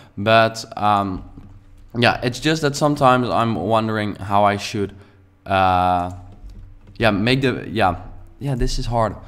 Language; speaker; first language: English; non-native, fluent; Dutch